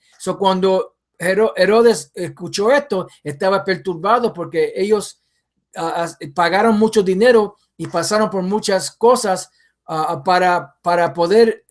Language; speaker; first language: Spanish; early bilingual, heritage; English